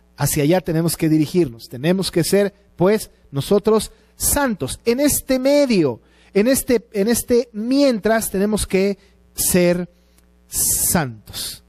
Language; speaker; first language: Spanish; native; Spanish